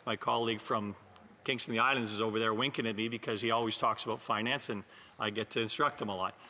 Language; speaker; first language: English; native; English